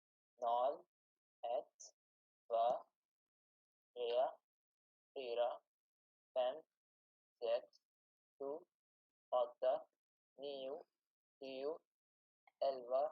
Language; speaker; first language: Swedish; non-native, learner; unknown